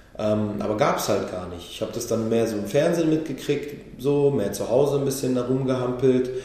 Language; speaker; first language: German; early bilingual, other home language; Hebrew